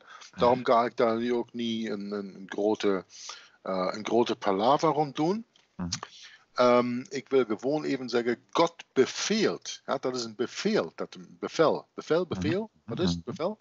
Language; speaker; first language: Dutch; non-native, fluent; German